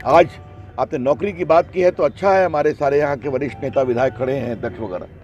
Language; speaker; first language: Hindi; native; Hindi